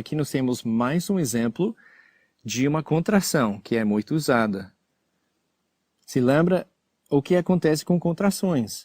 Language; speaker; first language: Portuguese; non-native, fluent; English